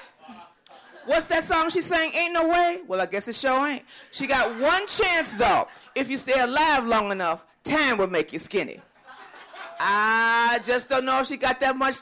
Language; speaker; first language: English; native; English